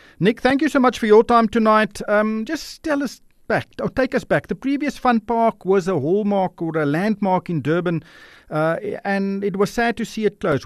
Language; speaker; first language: English; non-native, local second language; Afrikaans